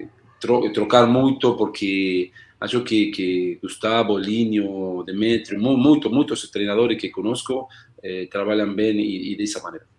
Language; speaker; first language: Portuguese; non-native, learner; Spanish